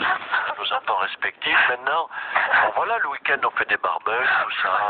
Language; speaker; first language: French; native; French